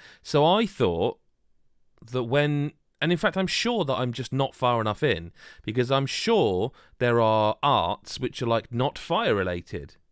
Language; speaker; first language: English; native; English